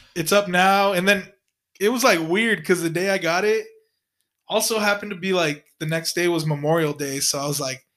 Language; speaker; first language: English; early bilingual, other home language; Spanish